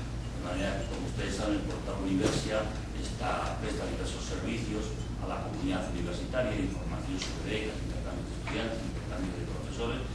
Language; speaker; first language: Spanish; native; Spanish